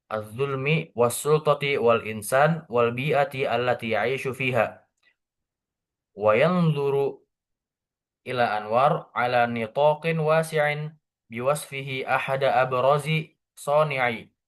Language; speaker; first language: Arabic; non-native, learner; Indonesian